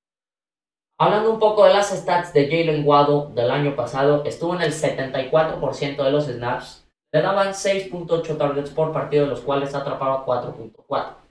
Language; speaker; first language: Spanish; native; Spanish